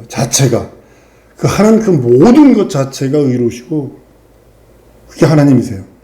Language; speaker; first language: Korean; native; Korean